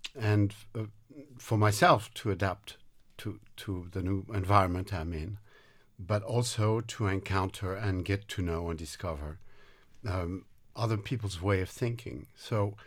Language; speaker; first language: English; non-native, fluent; French